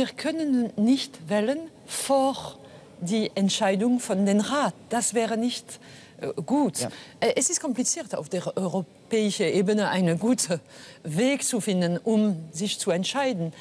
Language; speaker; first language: German; non-native, fluent; French